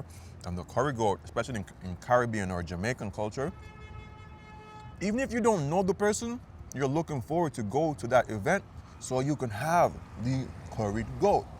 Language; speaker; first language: English; native; English